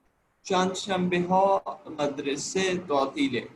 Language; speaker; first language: Persian; non-native, learner; Urdu